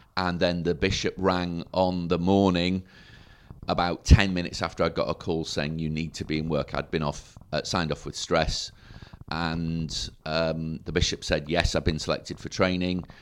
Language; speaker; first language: English; native; English